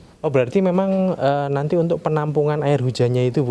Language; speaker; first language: Indonesian; native; Indonesian